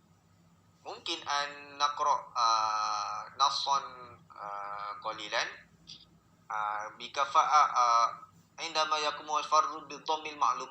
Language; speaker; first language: Arabic; non-native, fluent; Malay